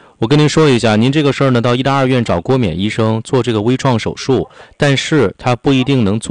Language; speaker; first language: Chinese; native; Chinese